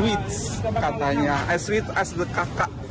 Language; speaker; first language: English; non-native, learner; Malay